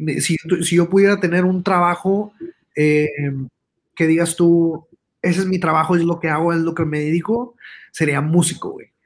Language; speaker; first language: Spanish; early bilingual, heritage; Spanish